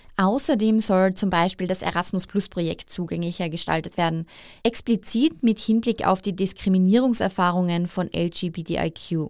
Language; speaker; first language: German; native; German